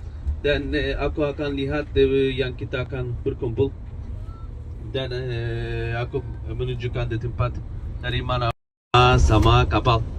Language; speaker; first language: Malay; non-native, learner; Turkish